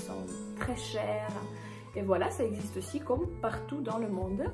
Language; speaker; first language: French; non-native, fluent; Ukrainian